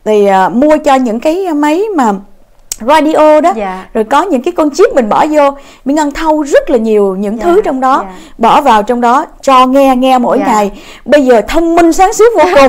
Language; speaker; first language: Vietnamese; native; Vietnamese